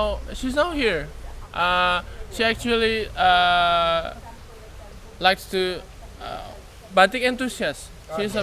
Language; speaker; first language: English; non-native, fluent; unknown